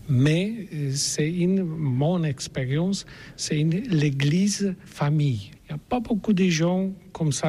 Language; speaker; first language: French; non-native, learner; Polish